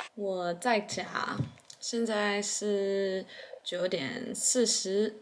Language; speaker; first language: Chinese; early bilingual, other home language; English